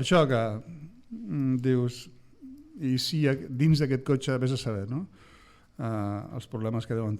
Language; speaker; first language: Catalan; native; Catalan